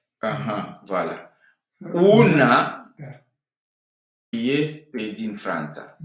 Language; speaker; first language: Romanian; non-native, fluent; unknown